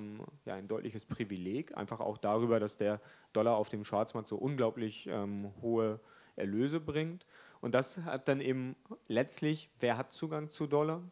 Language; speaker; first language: German; native; German